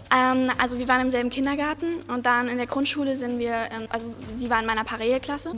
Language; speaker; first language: German; native; German